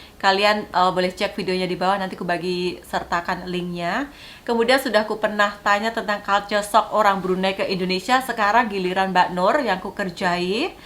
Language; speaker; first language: Indonesian; non-native, local second language; Javanese